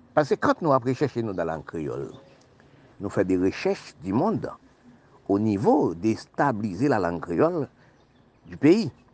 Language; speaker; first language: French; non-native, local second language; Haitian Creole